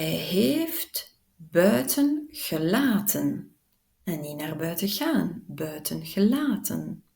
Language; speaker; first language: Dutch; non-native, local second language; French